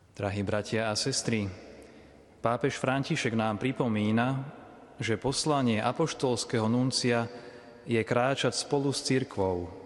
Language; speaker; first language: Slovak; non-native, learner; Italian